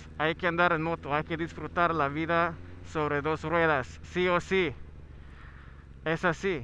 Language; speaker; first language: Spanish; non-native, fluent; Swedish